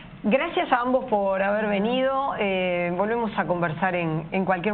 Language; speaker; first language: Spanish; native; Spanish